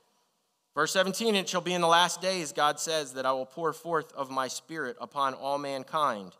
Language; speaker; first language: English; native; English